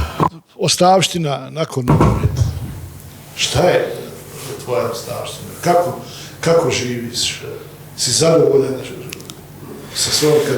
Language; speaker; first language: Bosnian; native; Bosnian